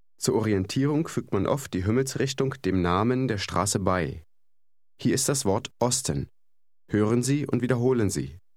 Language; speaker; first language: German; native; German